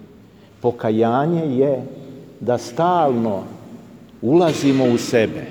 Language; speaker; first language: Serbian; native; Serbian